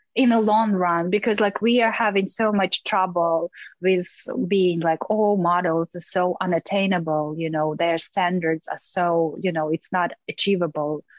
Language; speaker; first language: English; non-native, fluent; Russian